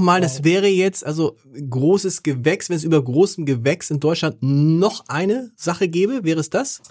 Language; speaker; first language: German; native; German